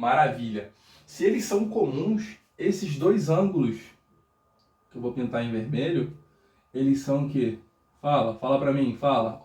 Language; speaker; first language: Portuguese; native; Portuguese